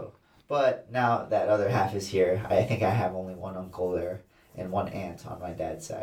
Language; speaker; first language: English; early bilingual, other home language; Assyrian Neo-Aramaic